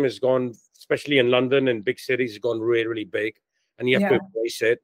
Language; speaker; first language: English; non-native, local second language; Hindi